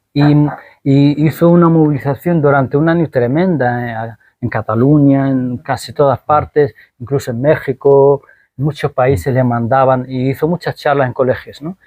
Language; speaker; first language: Spanish; non-native, fluent; Arabic